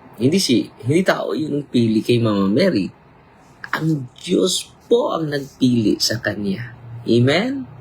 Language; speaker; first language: Filipino; non-native, local second language; Cebuano